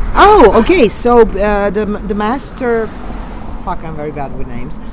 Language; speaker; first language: English; non-native, fluent; Serbian